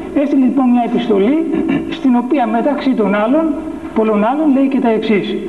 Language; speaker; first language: Greek; native; Greek